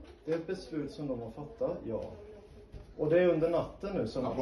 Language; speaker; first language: Swedish; native; Swedish